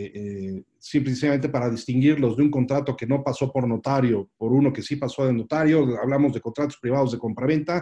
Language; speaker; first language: Spanish; native; Spanish